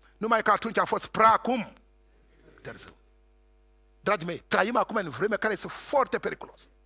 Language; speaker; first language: Romanian; non-native, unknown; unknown